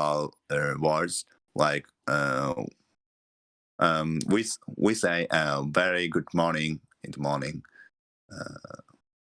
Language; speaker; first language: English; non-native, learner; Japanese